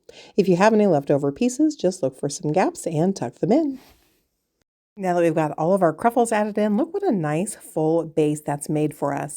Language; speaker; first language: English; native; English